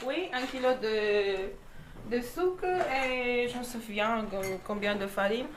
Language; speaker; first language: French; non-native, fluent; Romanian